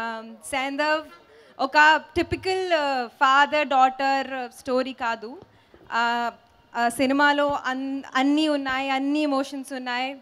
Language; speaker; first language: Telugu; non-native, fluent; Hindi